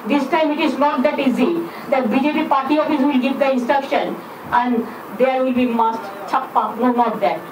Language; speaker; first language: English; non-native, local second language; Bangla